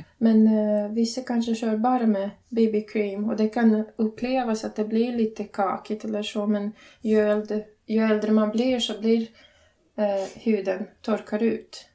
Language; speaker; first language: Swedish; non-native, learner; Latvian